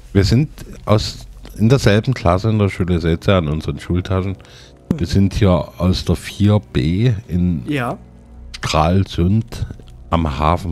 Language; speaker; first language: German; native; German